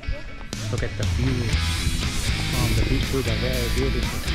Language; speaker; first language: English; non-native, learner; Hindi